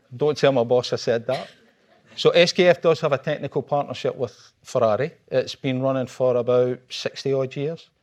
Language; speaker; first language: English; native; English